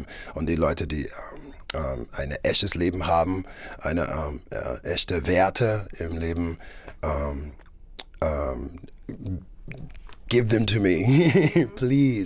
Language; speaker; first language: German; non-native, fluent; English